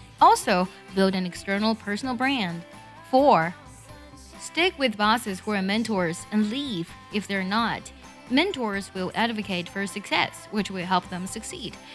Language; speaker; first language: English; non-native, fluent; Chinese